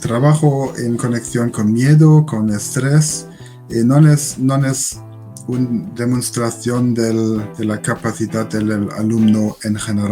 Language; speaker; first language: Spanish; non-native, learner; German